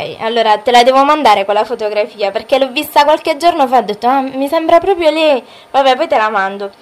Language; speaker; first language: Italian; native; Italian